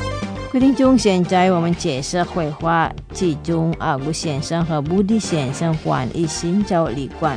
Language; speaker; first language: Chinese; non-native, fluent; Indonesian